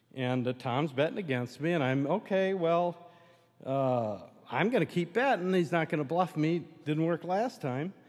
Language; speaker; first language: English; native; English